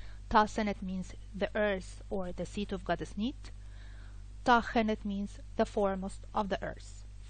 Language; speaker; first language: English; non-native, fluent; Arabic